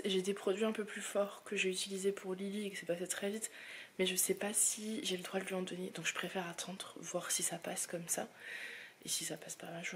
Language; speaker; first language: French; native; French